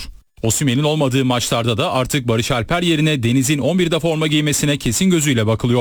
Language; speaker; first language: Turkish; native; Turkish